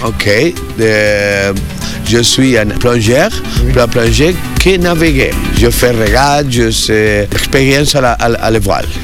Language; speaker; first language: French; non-native, learner; Spanish